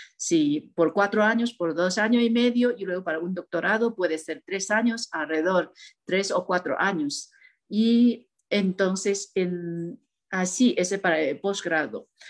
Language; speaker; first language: Spanish; non-native, fluent; Chinese